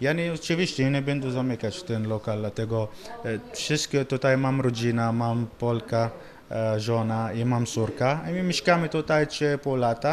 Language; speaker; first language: Polish; non-native, learner; Arabic